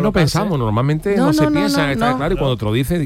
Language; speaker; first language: Spanish; native; Spanish